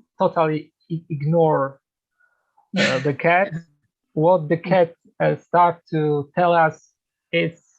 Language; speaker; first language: English; non-native, fluent; Polish